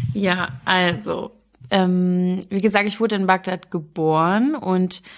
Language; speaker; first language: German; early bilingual, other home language; Arabic